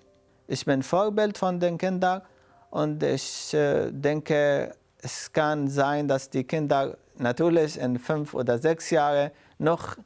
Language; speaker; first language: German; non-native, fluent; Arabic